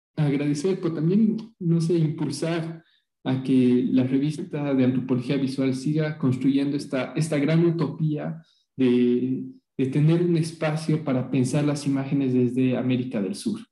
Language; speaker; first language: Spanish; native; Spanish